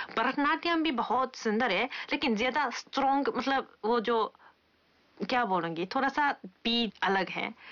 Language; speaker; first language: Hindi; non-native, fluent; Japanese